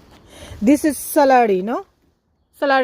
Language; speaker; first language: English; non-native, learner; Bangla